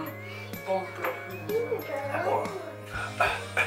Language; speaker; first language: Italian; non-native, learner; Japanese